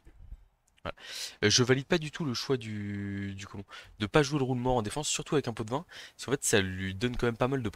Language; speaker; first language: French; native; French